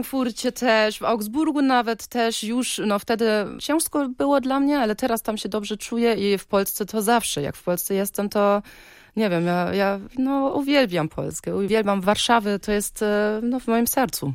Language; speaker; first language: Polish; early bilingual, heritage; Polish